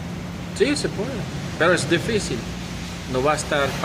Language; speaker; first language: Spanish; non-native, fluent; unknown